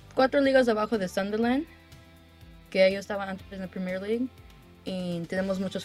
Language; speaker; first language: Spanish; early bilingual, heritage; Spanish